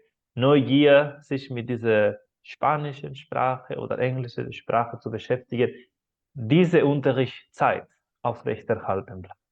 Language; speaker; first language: German; non-native, fluent; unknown